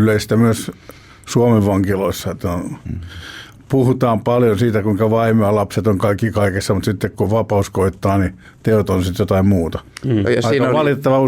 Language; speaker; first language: Finnish; native; Finnish